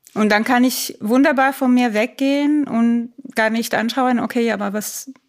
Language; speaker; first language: German; non-native, fluent; Italian